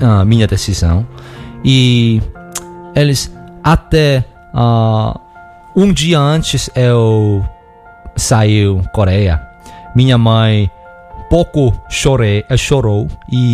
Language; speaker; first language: Portuguese; non-native, learner; Korean